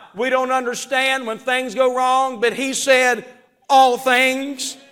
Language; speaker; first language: English; native; English